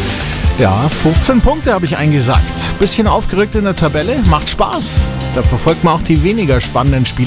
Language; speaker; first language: German; native; German